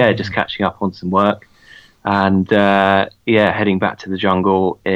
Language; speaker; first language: English; native; English